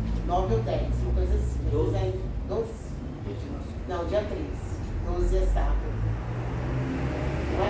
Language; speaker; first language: Portuguese; native; Portuguese